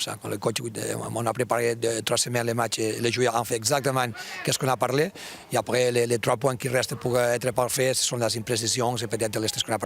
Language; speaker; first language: French; non-native, fluent; Spanish